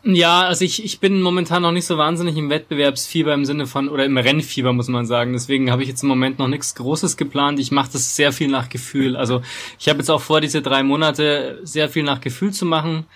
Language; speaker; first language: German; native; German